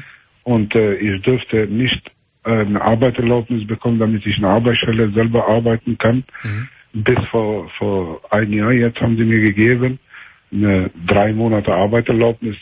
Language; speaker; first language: German; early bilingual, other home language; Albanian